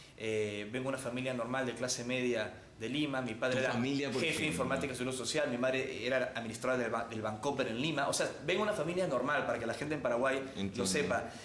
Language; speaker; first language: Spanish; native; Spanish